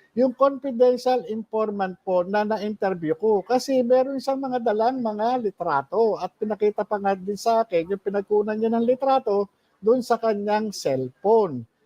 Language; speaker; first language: Filipino; native; Filipino